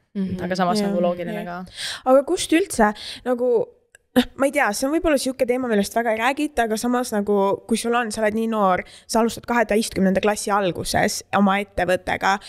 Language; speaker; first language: Estonian; native; Estonian